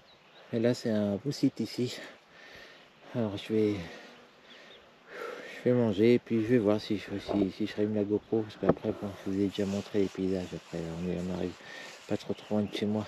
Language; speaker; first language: French; native; French